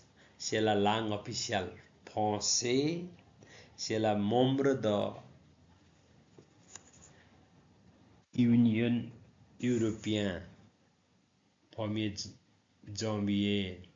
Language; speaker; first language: French; non-native, learner; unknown